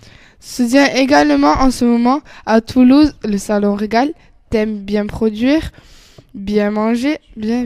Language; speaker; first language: French; native; French